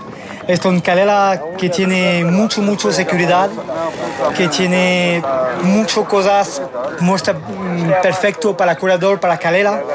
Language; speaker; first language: Spanish; non-native, learner; French